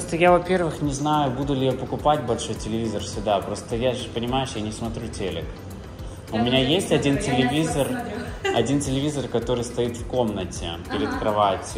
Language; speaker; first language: Russian; native; Russian